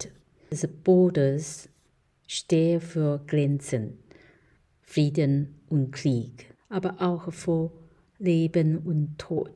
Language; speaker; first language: German; non-native, fluent; Chinese